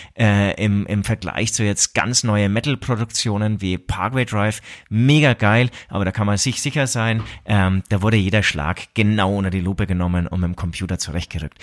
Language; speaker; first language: German; native; German